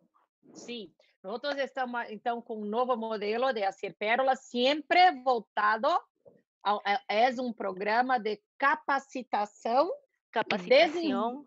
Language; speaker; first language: Spanish; non-native, learner; Portuguese